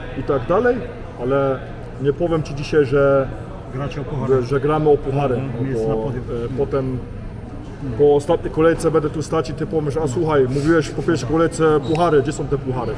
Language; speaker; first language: Polish; early bilingual, heritage; Polish